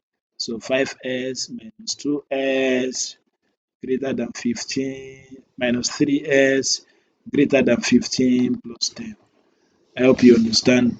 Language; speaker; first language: English; non-native, local second language; Yoruba